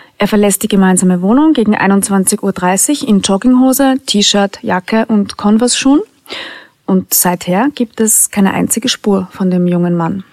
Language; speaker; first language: German; native; German